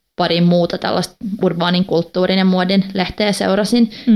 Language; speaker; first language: Finnish; non-native, local second language; Swedish